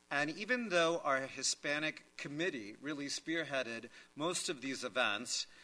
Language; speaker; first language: English; native; English